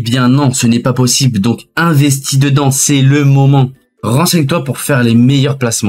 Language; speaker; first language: French; native; French